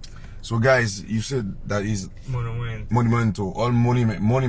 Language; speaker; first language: English; non-native, learner; Haitian Creole